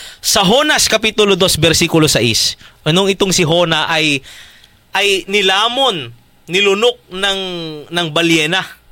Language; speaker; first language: Filipino; native; Filipino